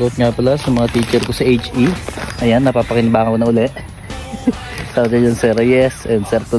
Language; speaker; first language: Filipino; native; Filipino